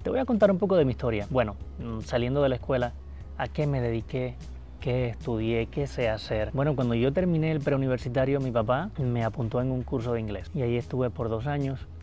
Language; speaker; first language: Spanish; native; Spanish